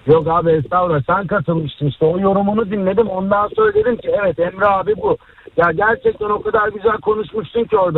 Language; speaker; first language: Turkish; native; Turkish